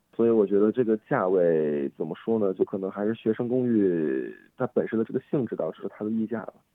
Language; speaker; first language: Chinese; native; Chinese